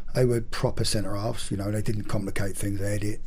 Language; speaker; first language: English; native; English